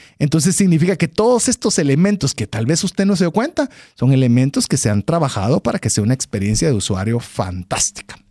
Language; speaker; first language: Spanish; native; Spanish